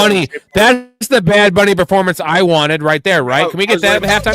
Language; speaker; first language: English; native; English